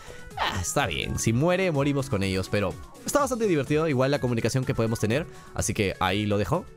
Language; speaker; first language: Spanish; native; Spanish